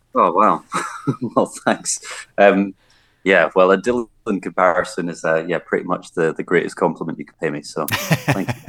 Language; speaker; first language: English; native; English